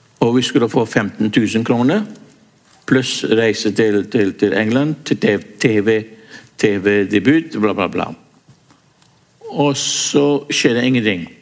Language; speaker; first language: Norwegian; non-native, fluent; English